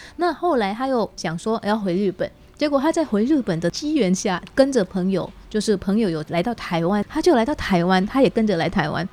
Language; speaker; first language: Chinese; native; Chinese